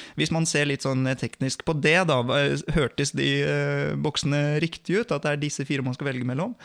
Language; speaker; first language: Norwegian; native; Norwegian